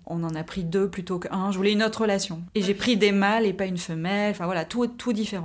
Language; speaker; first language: French; native; French